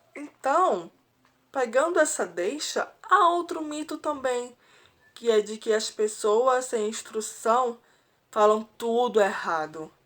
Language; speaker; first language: Portuguese; native; Portuguese